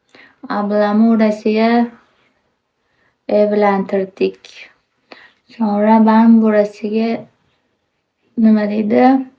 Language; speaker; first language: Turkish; non-native, learner; Uzbek